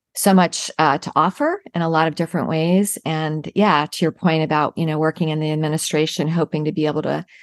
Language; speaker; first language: English; native; English